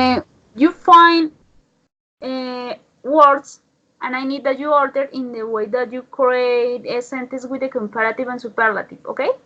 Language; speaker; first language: English; non-native, learner; Spanish